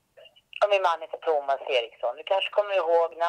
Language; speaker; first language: Swedish; native; Swedish